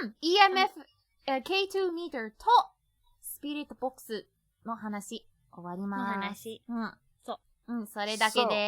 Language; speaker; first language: Japanese; non-native, learner; English